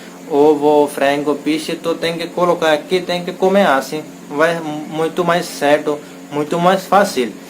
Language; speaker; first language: Portuguese; non-native, learner; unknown